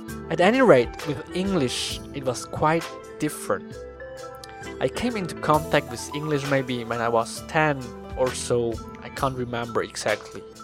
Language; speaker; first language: English; non-native, fluent; Swiss German